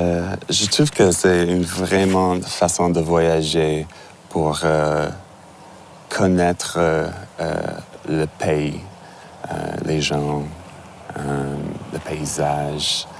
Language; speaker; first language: French; non-native, learner; English